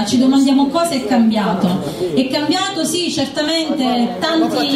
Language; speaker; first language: Italian; native; Italian